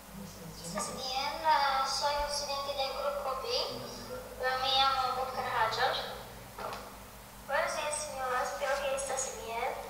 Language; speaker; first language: Spanish; non-native, learner; Arabic